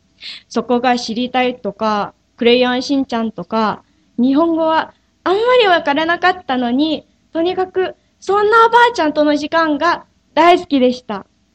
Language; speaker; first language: Japanese; non-native, fluent; English